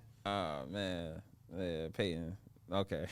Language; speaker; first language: English; native; English